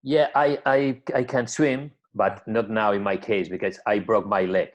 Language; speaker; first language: English; non-native, learner; Spanish